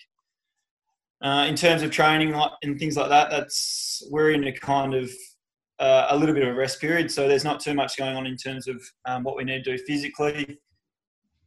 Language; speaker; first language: English; native; English